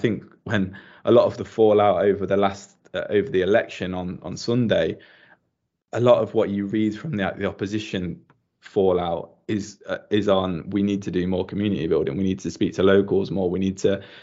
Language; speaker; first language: English; native; English